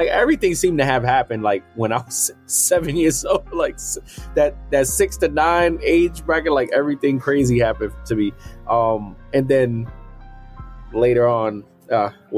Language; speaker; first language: English; early bilingual, other home language; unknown